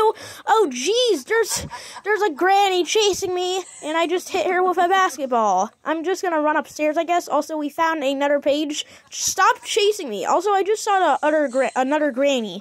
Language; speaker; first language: English; native; English